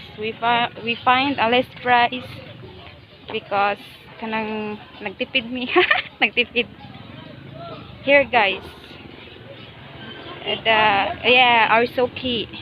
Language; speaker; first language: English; non-native, learner; Cebuano